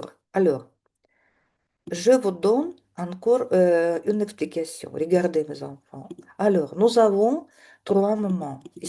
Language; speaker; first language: French; non-native, fluent; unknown